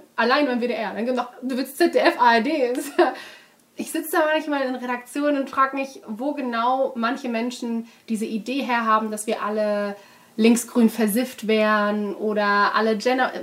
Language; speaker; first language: German; native; German